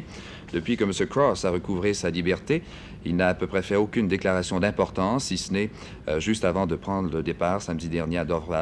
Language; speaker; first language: French; native; French